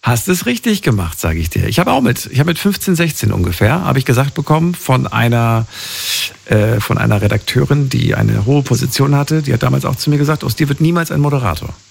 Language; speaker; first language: German; native; German